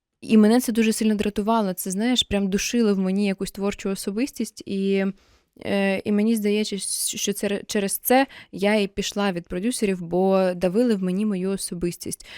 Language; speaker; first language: Ukrainian; non-native, local second language; Russian